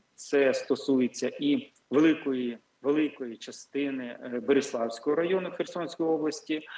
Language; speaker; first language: Ukrainian; native; Ukrainian